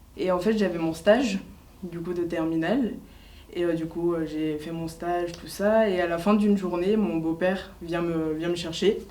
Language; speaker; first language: French; native; French